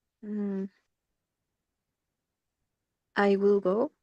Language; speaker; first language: English; non-native, learner; Spanish